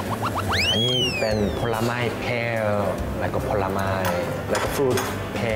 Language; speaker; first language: Thai; non-native, learner; Korean